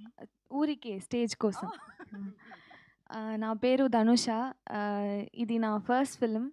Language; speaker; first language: Telugu; non-native, learner; Tamil